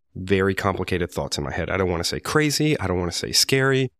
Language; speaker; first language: English; non-native, fluent; Spanish